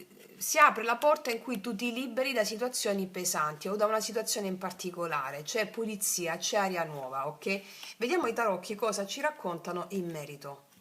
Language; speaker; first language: Italian; native; Italian